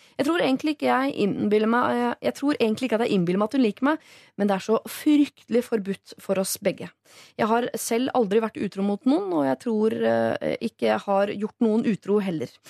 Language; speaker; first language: Norwegian; native; Norwegian